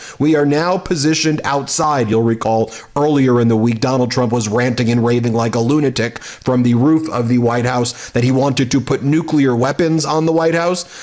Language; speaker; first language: English; native; English